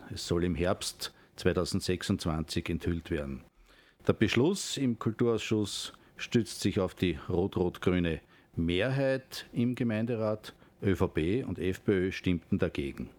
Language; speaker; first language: German; native; German